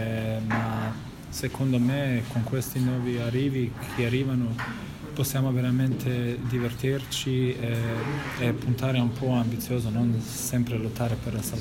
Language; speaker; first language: Italian; non-native, fluent; Bosnian